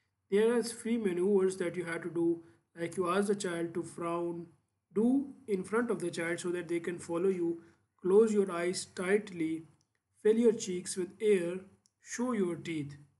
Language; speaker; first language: English; non-native, local second language; Urdu